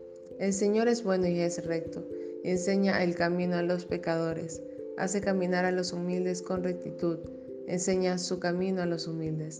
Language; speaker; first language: Spanish; native; Spanish